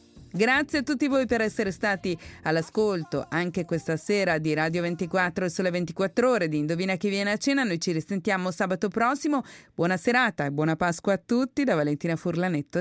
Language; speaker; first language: Italian; native; Italian